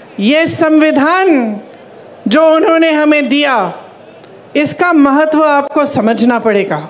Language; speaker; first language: Hindi; native; Hindi